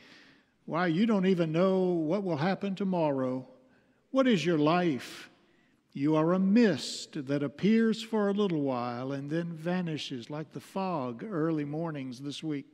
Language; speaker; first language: English; native; English